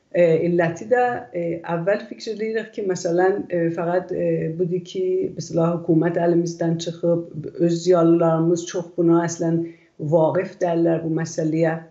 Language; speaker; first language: Azerbaijani; native; Azerbaijani